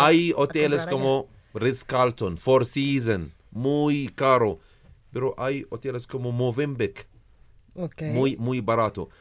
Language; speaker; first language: Spanish; non-native, learner; Arabic